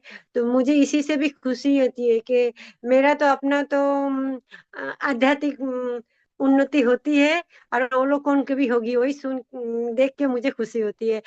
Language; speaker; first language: Hindi; non-native, local second language; Odia